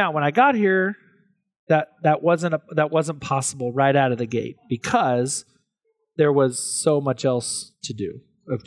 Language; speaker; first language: English; native; English